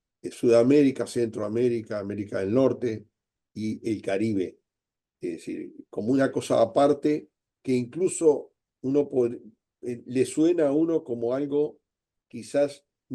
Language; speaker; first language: Spanish; native; Spanish